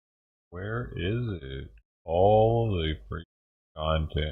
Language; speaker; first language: English; native; English